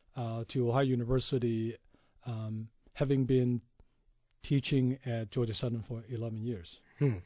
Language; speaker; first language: English; non-native, fluent; Chinese